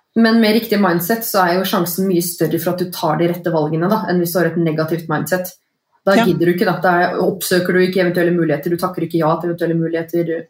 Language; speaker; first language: Norwegian; native; Norwegian